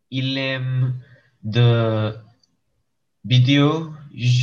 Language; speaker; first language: French; non-native, learner; English